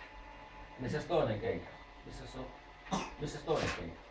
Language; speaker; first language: Finnish; native; Finnish